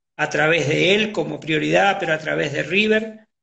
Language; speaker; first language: Spanish; native; Spanish